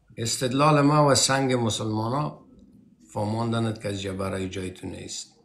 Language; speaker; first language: Persian; native; Persian